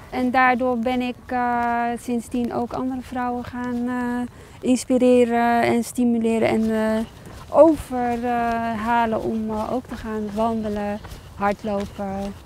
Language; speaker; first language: Dutch; early bilingual, other home language; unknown